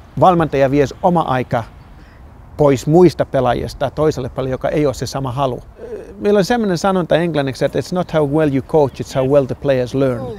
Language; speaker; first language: Finnish; non-native, fluent; English